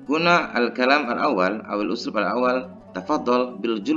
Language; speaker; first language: Arabic; non-native, fluent; Indonesian